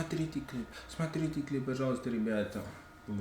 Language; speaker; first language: Russian; non-native, fluent; English